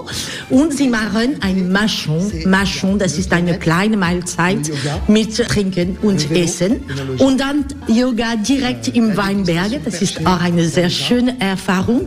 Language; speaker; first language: German; non-native, fluent; French